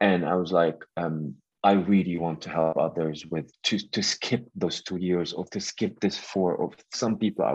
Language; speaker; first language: English; non-native, fluent; Arabic